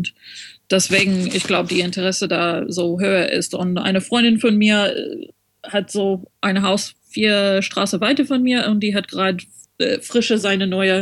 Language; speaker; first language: German; non-native, learner; French